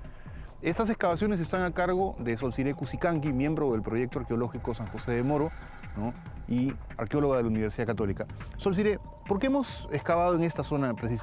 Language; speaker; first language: Spanish; native; Spanish